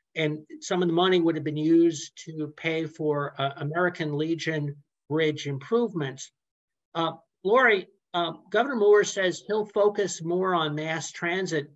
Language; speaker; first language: English; native; English